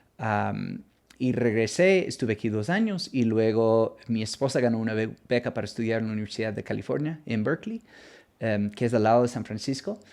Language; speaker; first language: Spanish; non-native, fluent; English